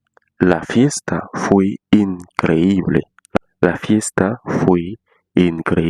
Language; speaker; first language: Spanish; non-native, fluent; Haitian Creole